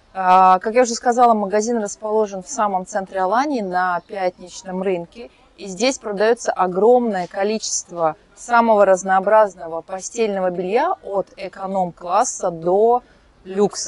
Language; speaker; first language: Russian; native; Russian